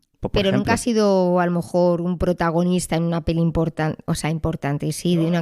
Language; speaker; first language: Spanish; native; Spanish